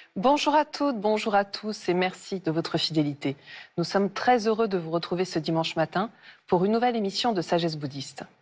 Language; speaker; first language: French; native; French